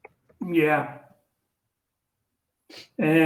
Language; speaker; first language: English; non-native, learner; Portuguese